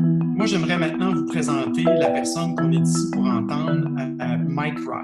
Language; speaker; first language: French; native; French